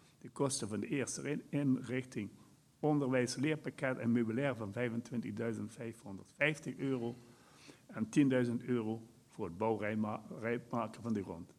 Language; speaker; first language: Dutch; native; Dutch